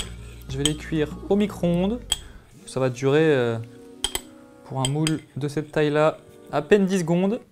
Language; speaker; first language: French; native; French